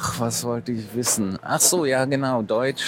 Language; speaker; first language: German; native; German